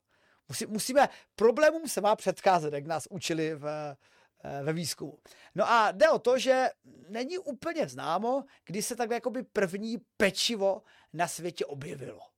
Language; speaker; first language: Czech; native; Czech